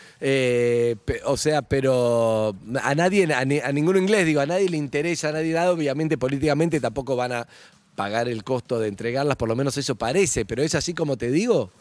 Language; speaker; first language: Spanish; native; Spanish